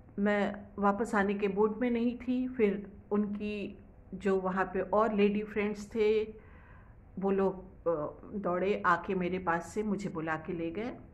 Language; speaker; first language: Hindi; native; Hindi